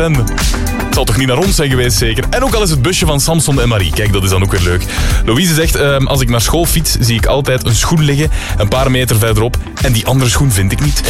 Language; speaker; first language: Dutch; native; Dutch